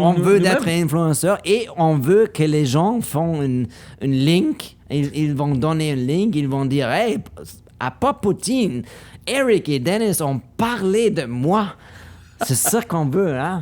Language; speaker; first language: French; non-native, learner; German